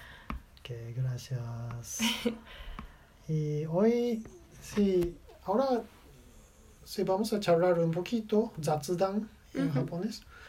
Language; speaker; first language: Spanish; non-native, learner; Japanese